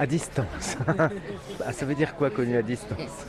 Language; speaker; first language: French; native; French